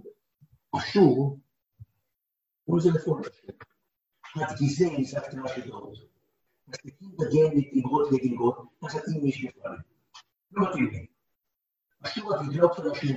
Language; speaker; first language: German; non-native, learner; Hebrew